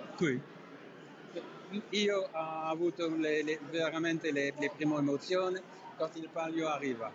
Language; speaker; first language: Italian; non-native, learner; French